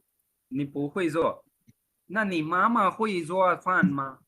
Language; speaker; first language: Chinese; non-native, fluent; Hindi